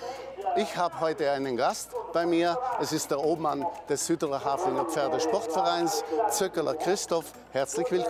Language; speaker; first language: German; native; German